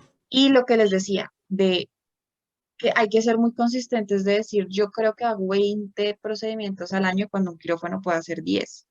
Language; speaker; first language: Spanish; native; Spanish